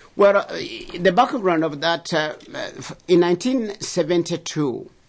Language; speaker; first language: English; non-native, local second language; Kinyarwanda